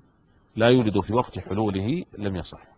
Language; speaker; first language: Arabic; native; Arabic